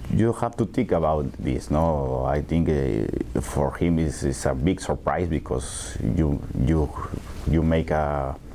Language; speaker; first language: English; non-native, learner; Spanish